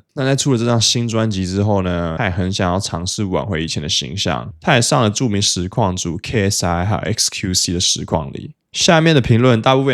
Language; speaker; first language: Chinese; native; Chinese